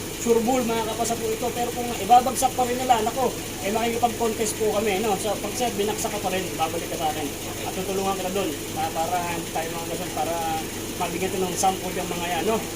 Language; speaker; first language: Filipino; native; Filipino